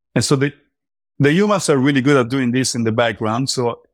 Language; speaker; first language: English; non-native, fluent; Italian